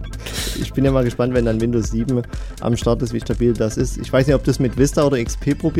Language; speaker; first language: German; native; German